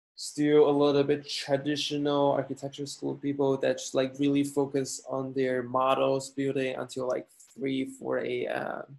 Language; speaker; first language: English; non-native, fluent; Chinese